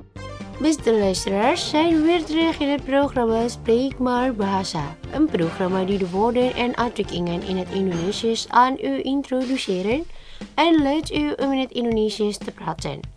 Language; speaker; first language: Dutch; non-native, learner; Indonesian